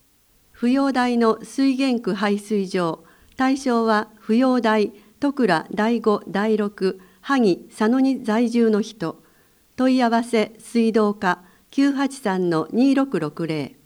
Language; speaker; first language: Japanese; native; Japanese